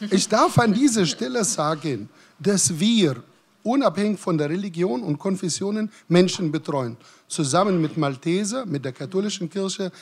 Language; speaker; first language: German; non-native, fluent; Arabic